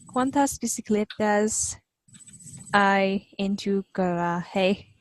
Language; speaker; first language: Spanish; non-native, learner; English